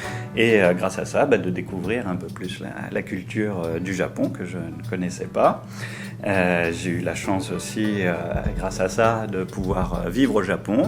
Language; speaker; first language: French; native; French